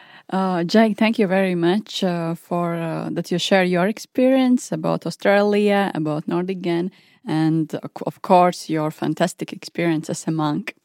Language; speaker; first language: English; non-native, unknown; Latvian